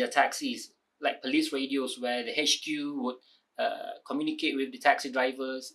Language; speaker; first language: English; non-native, local second language; Malay